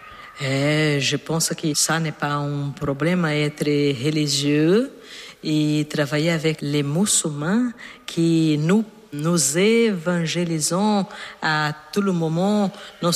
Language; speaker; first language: French; non-native, learner; Portuguese